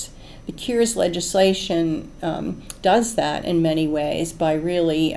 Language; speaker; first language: English; native; English